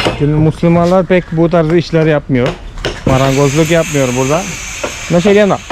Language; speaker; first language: Turkish; non-native, fluent; Malayalam